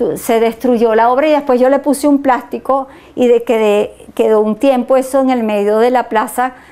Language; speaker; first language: Spanish; native; Spanish